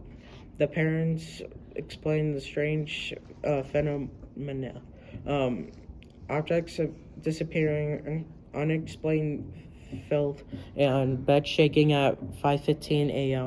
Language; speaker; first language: English; native; English